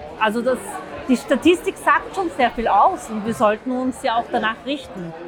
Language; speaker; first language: German; early bilingual, other home language; Zaza